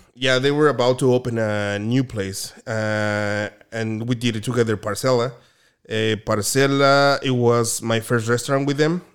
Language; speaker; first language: English; non-native, fluent; Spanish